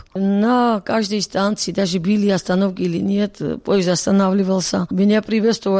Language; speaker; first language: Russian; non-native, local second language; Georgian